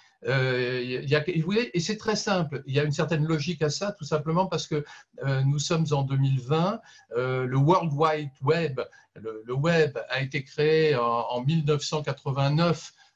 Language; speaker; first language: French; native; French